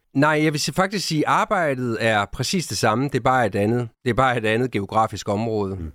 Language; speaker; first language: Danish; native; Danish